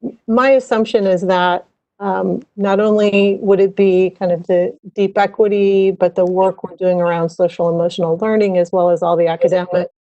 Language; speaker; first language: English; native; English